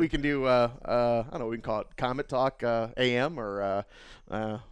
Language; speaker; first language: English; native; English